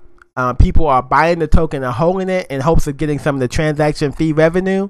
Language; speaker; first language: English; native; English